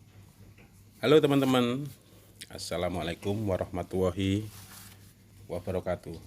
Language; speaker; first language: Indonesian; native; Indonesian